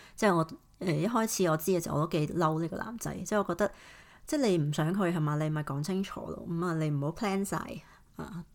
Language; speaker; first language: Cantonese; native; Cantonese